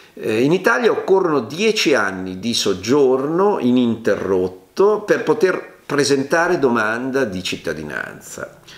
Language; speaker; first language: Italian; native; Italian